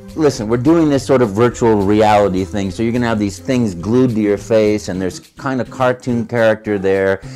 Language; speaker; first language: English; native; English